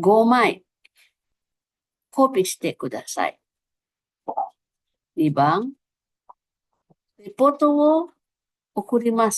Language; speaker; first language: Japanese; non-native, fluent; Filipino